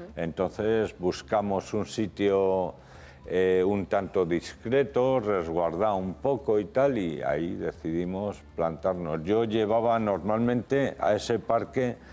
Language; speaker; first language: Spanish; native; Spanish